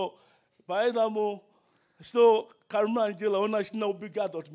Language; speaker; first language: German; non-native, learner; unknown